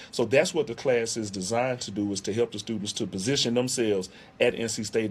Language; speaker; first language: English; native; English